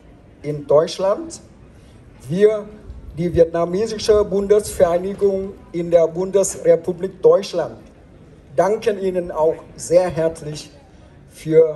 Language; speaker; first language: German; non-native, fluent; Vietnamese